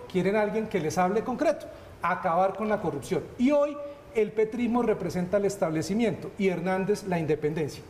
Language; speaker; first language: Spanish; native; Spanish